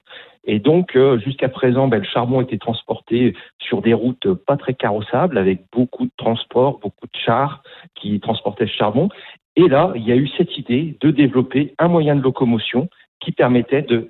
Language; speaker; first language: French; native; French